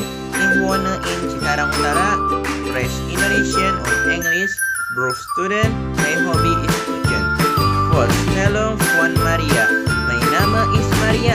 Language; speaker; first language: German; non-native, learner; Indonesian